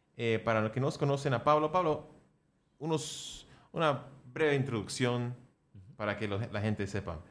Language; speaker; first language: Spanish; early bilingual, heritage; Spanish